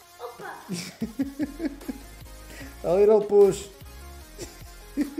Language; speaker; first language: English; non-native, learner; Portuguese